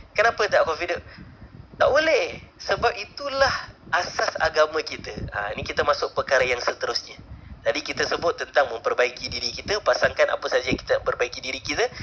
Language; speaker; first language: Malay; native; Malay